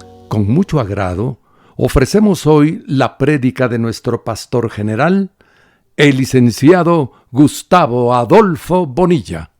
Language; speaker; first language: Spanish; native; Spanish